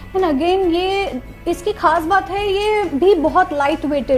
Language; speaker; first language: Hindi; native; Hindi